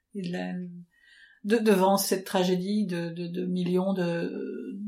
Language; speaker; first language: French; non-native, fluent; Ukrainian